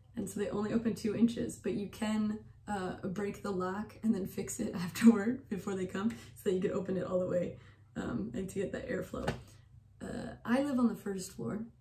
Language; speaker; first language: English; native; English